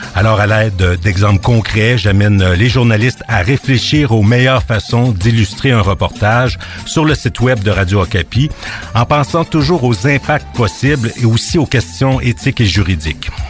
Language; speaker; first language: French; native; French